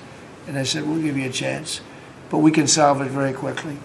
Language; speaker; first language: English; native; English